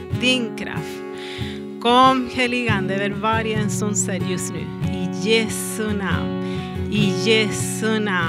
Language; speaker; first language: Swedish; non-native, learner; Spanish